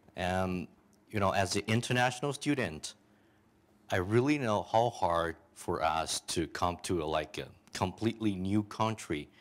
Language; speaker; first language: English; non-native, fluent; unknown